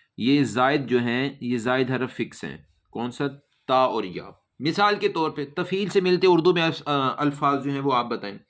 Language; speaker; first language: Urdu; non-native, local second language; Punjabi